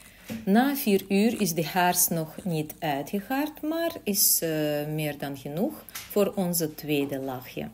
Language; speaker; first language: Dutch; non-native, learner; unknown